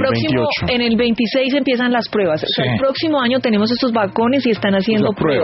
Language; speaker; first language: Spanish; native; Spanish